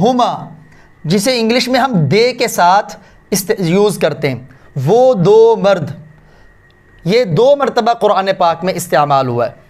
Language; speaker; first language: Urdu; native; Urdu